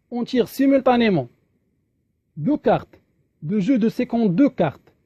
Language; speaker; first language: French; non-native, local second language; Arabic